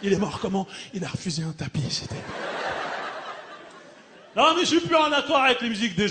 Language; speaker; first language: French; early bilingual, other home language; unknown